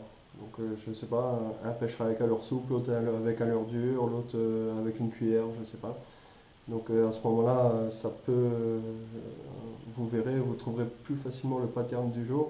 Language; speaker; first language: French; native; French